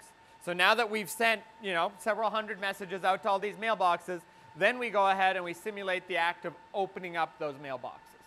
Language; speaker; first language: English; native; English